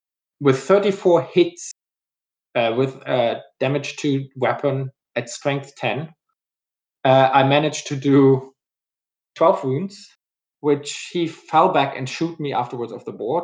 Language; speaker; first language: English; non-native, fluent; German